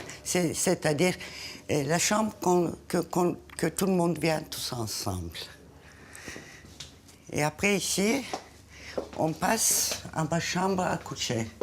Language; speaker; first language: French; non-native, fluent; Turkish